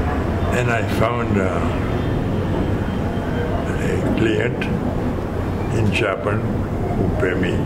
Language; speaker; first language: English; non-native, fluent; Haitian Creole